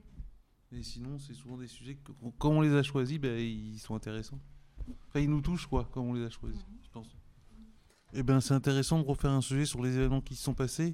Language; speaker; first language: French; native; French